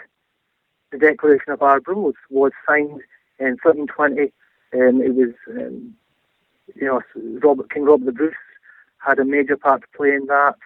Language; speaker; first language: English; native; English